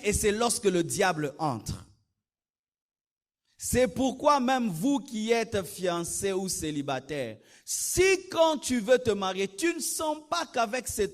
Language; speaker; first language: French; non-native, local second language; Lingala